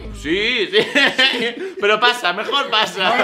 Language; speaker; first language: Spanish; native; Spanish